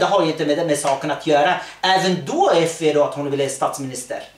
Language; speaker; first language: Swedish; early bilingual, other home language; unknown